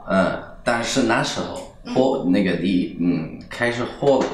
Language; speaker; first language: Chinese; non-native, fluent; Italian